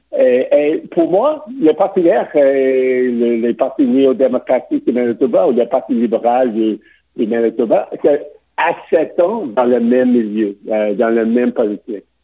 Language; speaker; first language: French; non-native, local second language; English